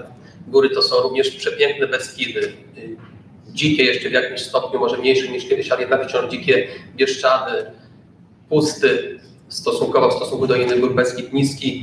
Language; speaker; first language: Polish; native; Polish